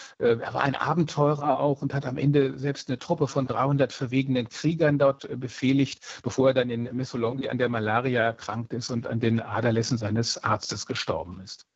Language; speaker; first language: German; native; German